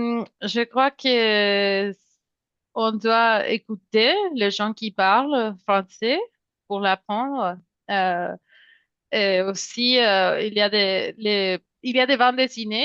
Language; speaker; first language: French; non-native, fluent; Spanish